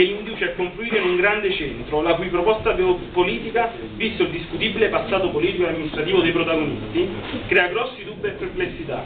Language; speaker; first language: Italian; native; Italian